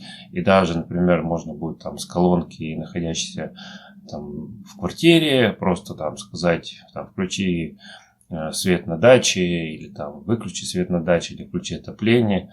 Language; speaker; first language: Russian; native; Russian